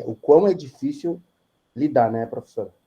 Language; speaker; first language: Portuguese; native; Portuguese